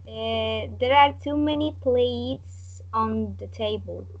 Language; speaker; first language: English; non-native, learner; Spanish